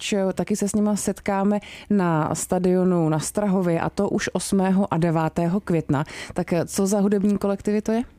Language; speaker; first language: Czech; native; Czech